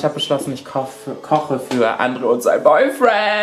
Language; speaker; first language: German; native; German